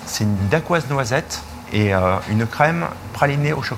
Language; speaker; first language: French; native; French